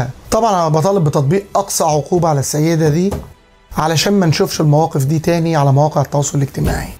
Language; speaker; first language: Arabic; native; Arabic